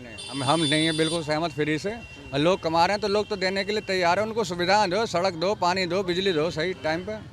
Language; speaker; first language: Hindi; native; Hindi